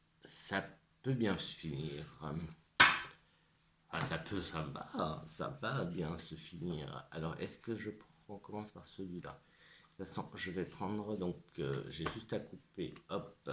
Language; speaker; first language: French; native; French